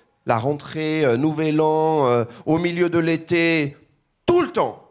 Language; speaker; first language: French; native; French